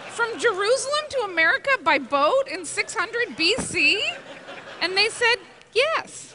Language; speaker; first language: English; native; English